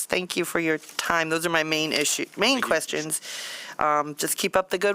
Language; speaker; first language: English; native; English